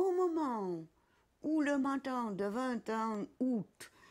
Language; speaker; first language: French; non-native, fluent; Russian